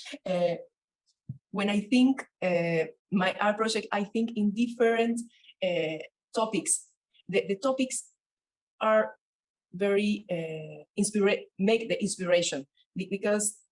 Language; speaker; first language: English; non-native, learner; Spanish